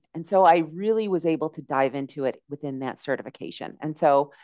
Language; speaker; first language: English; native; English